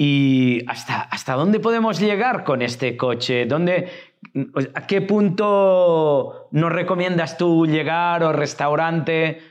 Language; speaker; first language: Spanish; native; Spanish